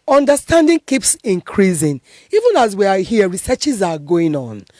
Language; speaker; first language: English; non-native, local second language; Yoruba